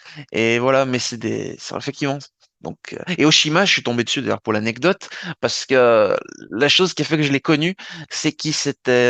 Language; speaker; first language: French; native; French